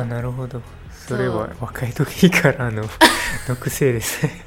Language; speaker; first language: Japanese; non-native, learner; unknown